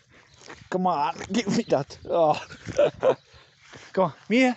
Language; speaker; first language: English; non-native, learner; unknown